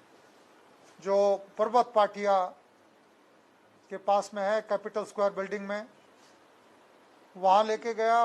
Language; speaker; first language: Hindi; non-native, local second language; Gujarati